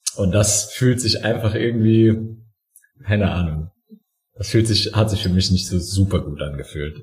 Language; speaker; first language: German; native; German